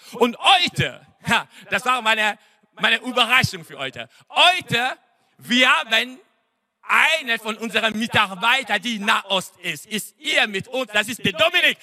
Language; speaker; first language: German; non-native, fluent; French